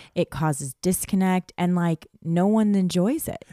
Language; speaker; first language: English; native; English